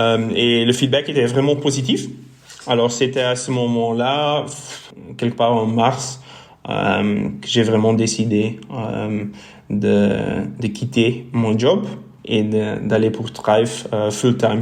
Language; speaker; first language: French; non-native, local second language; Dutch